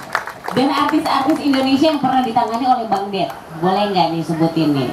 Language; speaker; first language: Indonesian; native; Indonesian